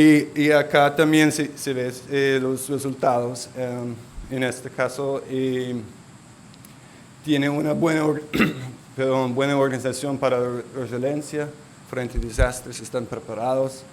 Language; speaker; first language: Spanish; non-native, local second language; English